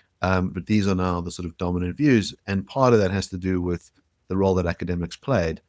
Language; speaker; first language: English; native; English